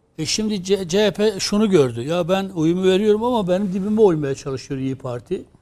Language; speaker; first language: Turkish; non-native, local second language; Kurdish